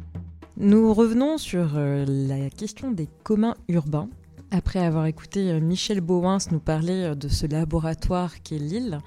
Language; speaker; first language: French; native; French